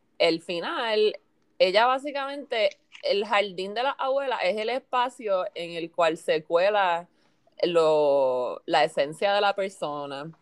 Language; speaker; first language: Spanish; native; Spanish